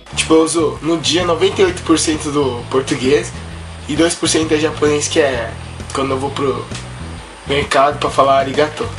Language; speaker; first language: Portuguese; early bilingual, heritage; Portuguese